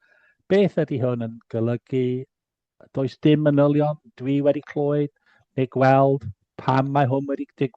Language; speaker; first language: Welsh; non-native, fluent; English